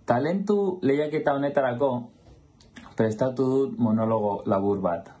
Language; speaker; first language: Basque; non-native, learner; Portuguese